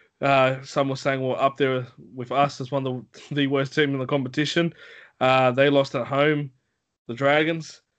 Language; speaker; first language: English; native; English